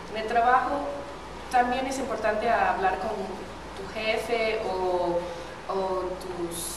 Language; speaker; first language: Spanish; non-native, fluent; English